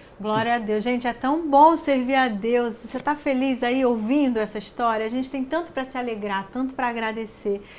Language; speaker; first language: Portuguese; native; Portuguese